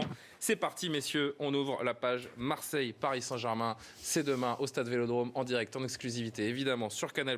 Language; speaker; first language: French; native; French